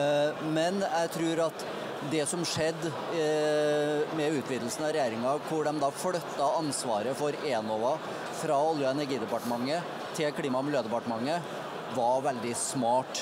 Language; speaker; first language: Norwegian; native; Norwegian